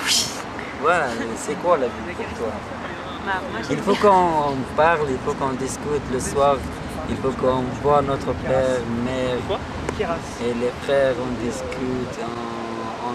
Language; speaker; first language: French; non-native, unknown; Persian